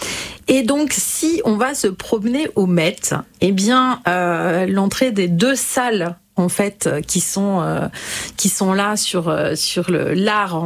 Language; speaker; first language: French; native; French